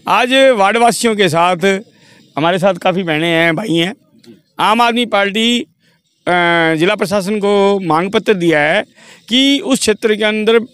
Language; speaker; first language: Hindi; native; Hindi